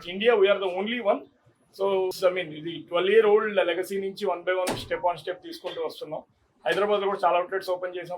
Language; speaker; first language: Telugu; native; Telugu